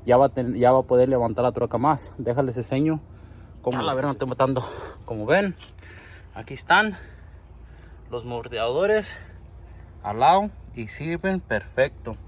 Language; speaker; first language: Spanish; early bilingual, heritage; Spanish